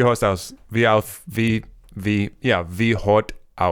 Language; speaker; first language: German; non-native, learner; English